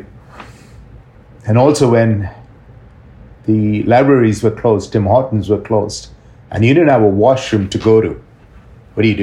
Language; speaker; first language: English; non-native, local second language; Tamil